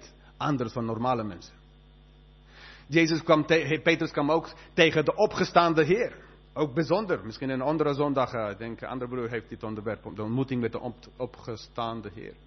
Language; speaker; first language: Dutch; non-native, fluent; English